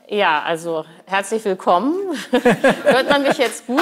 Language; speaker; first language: German; native; German